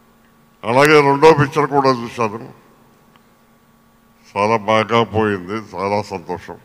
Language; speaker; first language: Telugu; native; Telugu